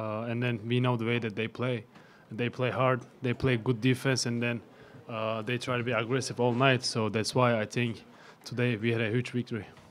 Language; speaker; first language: English; non-native, fluent; Turkish